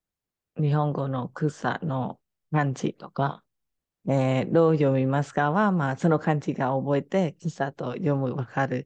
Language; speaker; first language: Japanese; non-native, fluent; Khmer